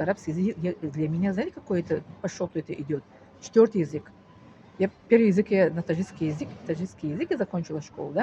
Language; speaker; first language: Russian; non-native, local second language; Tajik